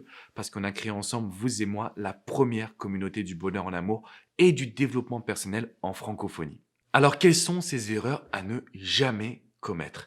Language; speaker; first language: French; native; French